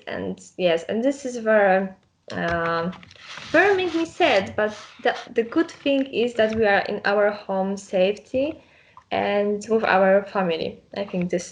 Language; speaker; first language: English; non-native, learner; Polish